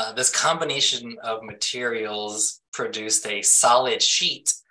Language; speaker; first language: English; native; English